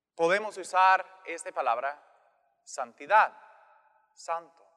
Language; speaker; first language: Spanish; non-native, fluent; English